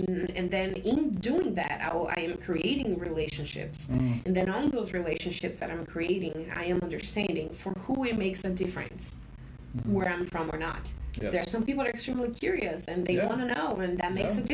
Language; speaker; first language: English; non-native, fluent; Portuguese